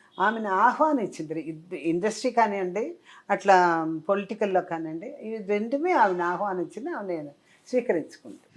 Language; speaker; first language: Telugu; native; Telugu